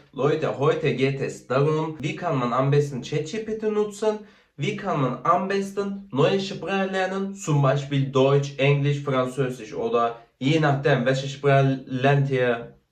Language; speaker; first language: German; non-native, learner; Turkish